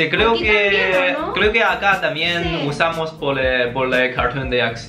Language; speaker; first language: Spanish; non-native, learner; Chinese